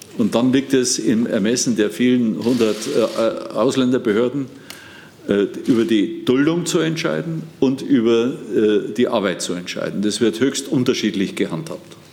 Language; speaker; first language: German; native; German